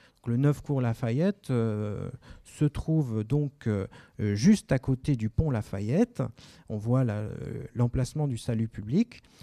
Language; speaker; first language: French; native; French